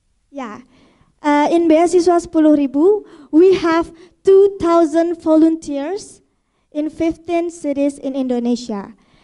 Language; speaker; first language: English; non-native, fluent; Indonesian